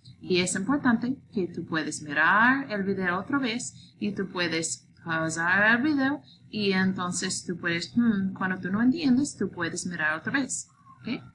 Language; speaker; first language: Spanish; non-native, learner; English